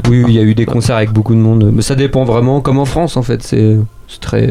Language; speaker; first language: French; native; French